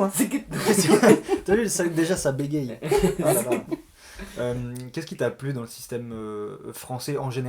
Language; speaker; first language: French; native; French